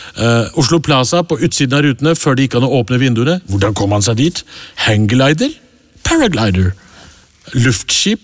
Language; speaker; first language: Norwegian; early bilingual, other home language; Urdu